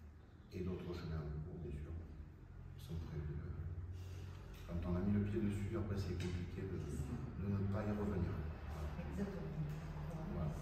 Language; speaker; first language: French; native; French